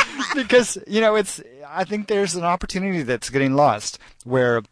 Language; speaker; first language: English; native; English